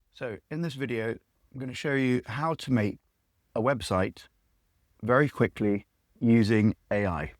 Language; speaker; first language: English; native; English